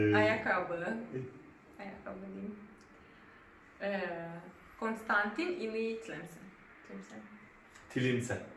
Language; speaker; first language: Turkish; non-native, learner; Serbian